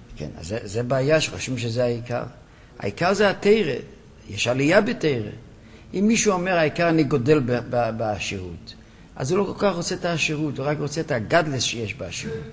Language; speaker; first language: Hebrew; non-native, local second language; Yiddish